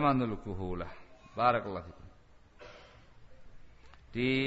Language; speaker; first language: Indonesian; native; Indonesian